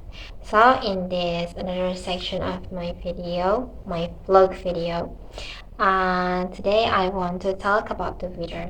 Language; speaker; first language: English; non-native, learner; Indonesian